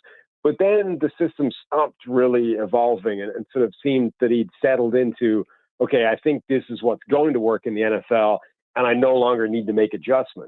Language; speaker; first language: English; native; English